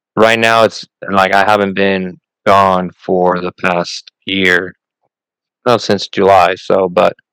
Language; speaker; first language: English; non-native, fluent; Spanish